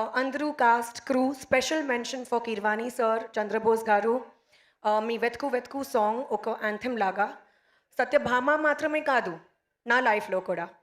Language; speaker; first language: Telugu; non-native, learner; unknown